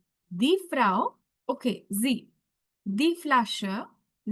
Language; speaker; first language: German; non-native, fluent; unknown